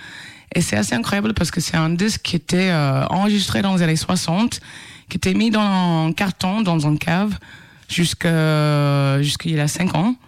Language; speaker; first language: French; non-native, fluent; English